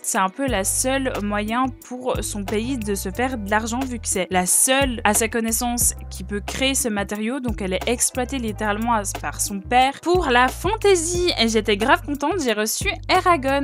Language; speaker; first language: French; native; French